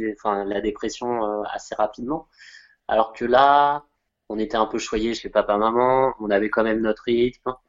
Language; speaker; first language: French; native; French